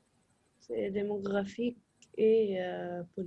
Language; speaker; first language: French; non-native, learner; Arabic